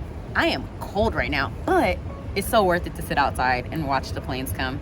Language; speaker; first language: English; native; English